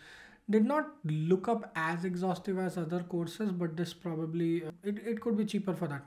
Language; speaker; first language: English; non-native, local second language; Hindi